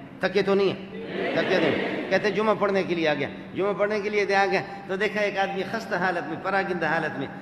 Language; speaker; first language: Urdu; non-native, local second language; Baluchi